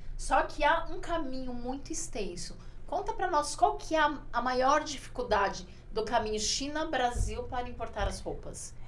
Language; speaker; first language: Portuguese; native; Portuguese